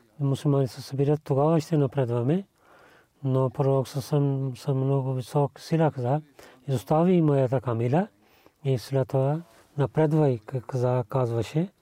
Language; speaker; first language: Bulgarian; non-native, learner; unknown